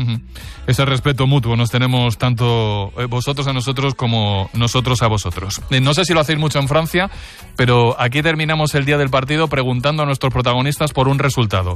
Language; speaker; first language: Spanish; native; Spanish